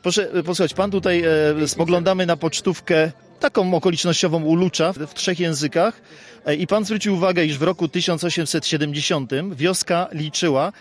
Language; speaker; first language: Polish; native; Polish